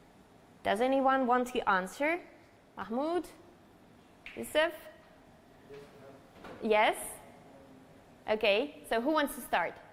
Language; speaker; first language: English; non-native, fluent; Russian